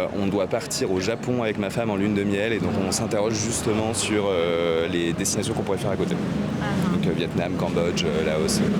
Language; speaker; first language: French; native; French